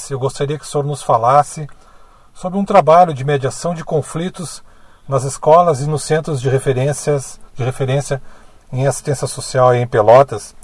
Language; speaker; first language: Portuguese; native; Portuguese